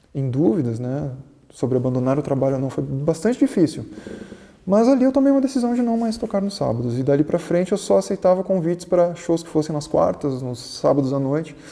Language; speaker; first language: Portuguese; native; Portuguese